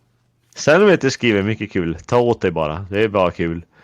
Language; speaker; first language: Swedish; native; Swedish